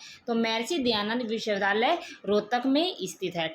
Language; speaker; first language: Hindi; native; Hindi